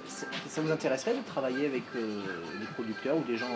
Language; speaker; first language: French; native; French